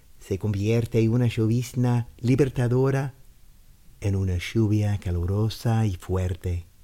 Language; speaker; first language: Spanish; non-native, fluent; English